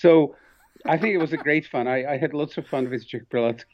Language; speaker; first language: English; non-native, fluent; Czech